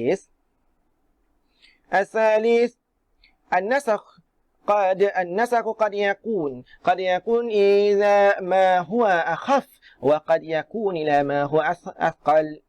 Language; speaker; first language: Arabic; non-native, fluent; Malay